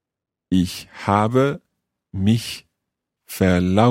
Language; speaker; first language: German; non-native, learner; English